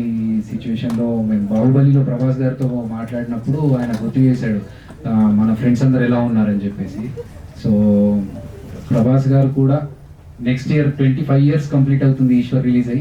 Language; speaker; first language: Telugu; native; Telugu